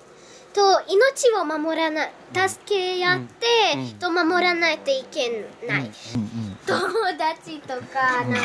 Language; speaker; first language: Japanese; non-native, learner; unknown